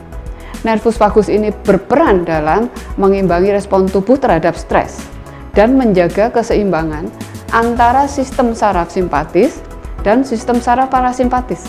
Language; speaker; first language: Indonesian; native; Indonesian